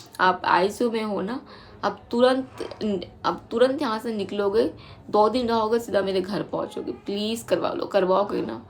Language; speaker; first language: Hindi; non-native, local second language; Bangla